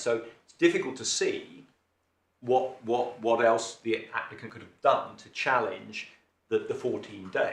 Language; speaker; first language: English; native; English